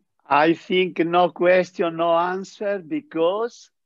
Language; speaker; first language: English; non-native, fluent; Italian